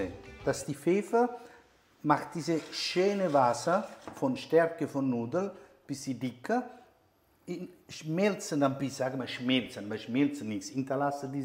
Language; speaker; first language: German; non-native, fluent; Italian